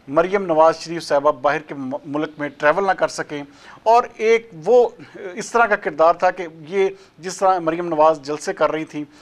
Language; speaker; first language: Urdu; native; Urdu